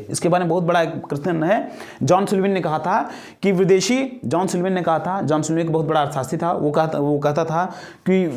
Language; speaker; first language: Hindi; native; Hindi